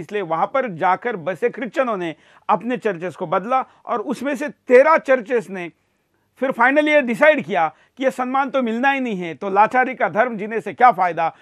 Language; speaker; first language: Hindi; non-native, local second language; Marathi